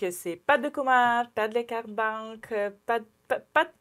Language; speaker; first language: French; non-native, learner; Ukrainian